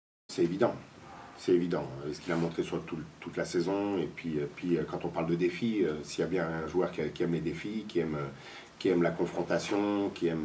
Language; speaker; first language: French; native; French